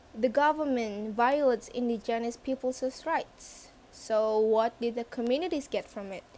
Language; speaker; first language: English; non-native, fluent; Indonesian